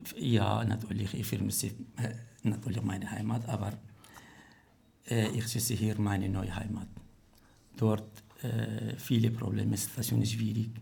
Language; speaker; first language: German; non-native, learner; Arabic